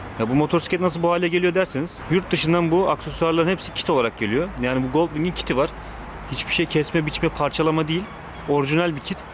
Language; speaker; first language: Turkish; native; Turkish